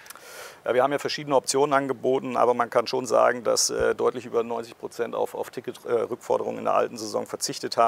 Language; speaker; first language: German; native; German